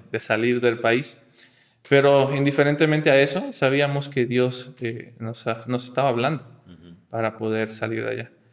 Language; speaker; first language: Spanish; native; Spanish